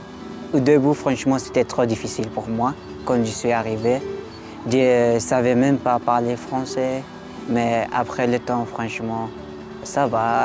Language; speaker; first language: French; non-native, learner; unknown